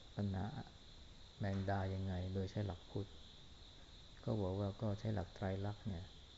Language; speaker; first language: Thai; native; Thai